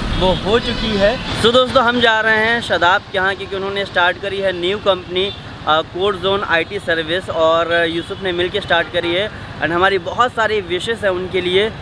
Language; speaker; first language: Hindi; native; Hindi